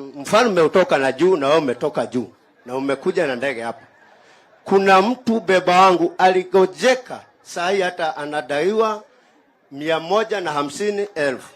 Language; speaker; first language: Swahili; non-native, local second language; Kikuyu